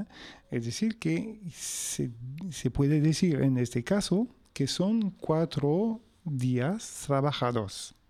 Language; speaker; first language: Spanish; non-native, fluent; French